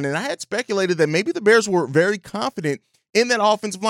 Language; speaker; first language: English; native; English